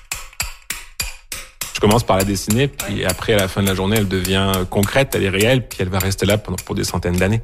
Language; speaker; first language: French; native; French